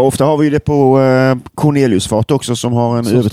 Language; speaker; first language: Swedish; native; Swedish